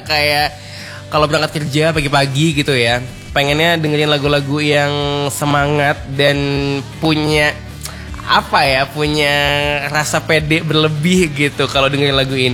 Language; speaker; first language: Indonesian; native; Indonesian